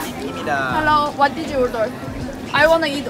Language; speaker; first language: English; non-native, learner; Korean